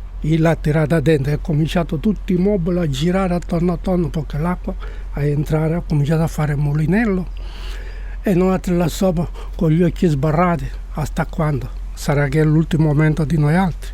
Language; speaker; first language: Italian; non-native, fluent; Spanish